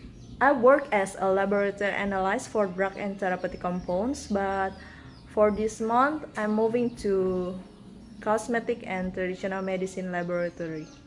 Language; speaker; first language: English; non-native, learner; Indonesian